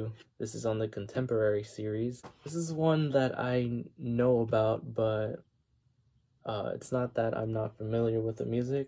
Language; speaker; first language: English; native; English